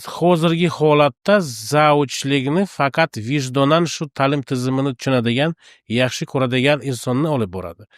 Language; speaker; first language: Uzbek; non-native, local second language; Russian